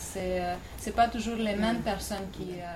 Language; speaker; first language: French; non-native, fluent; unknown